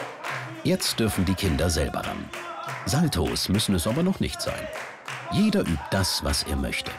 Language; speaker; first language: German; native; German